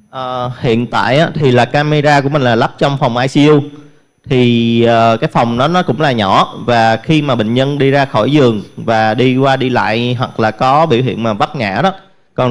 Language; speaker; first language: Vietnamese; native; Vietnamese